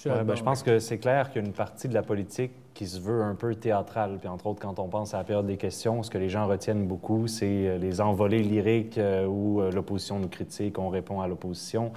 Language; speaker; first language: French; native; French